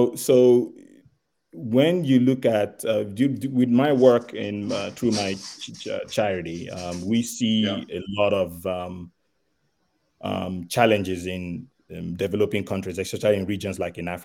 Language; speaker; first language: English; non-native, local second language; Igbo